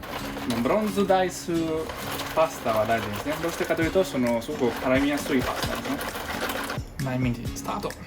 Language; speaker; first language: Japanese; non-native, fluent; Italian